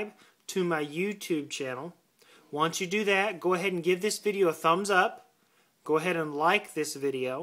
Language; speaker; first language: English; native; English